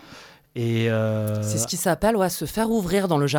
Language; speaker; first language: French; native; French